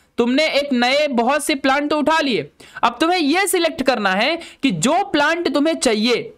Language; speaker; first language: Hindi; native; Hindi